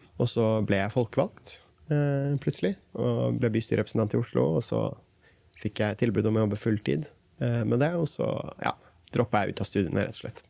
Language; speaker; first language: Norwegian; early bilingual, other home language; Kurdish